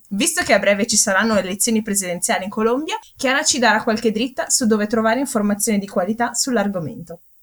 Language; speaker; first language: Italian; native; Italian